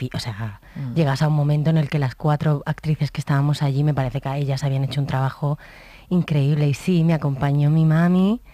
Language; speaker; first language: Spanish; native; Spanish